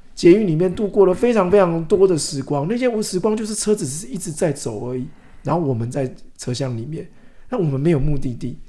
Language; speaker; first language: Chinese; native; Chinese